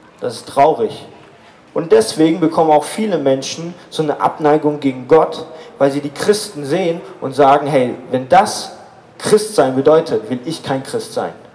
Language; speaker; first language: German; native; German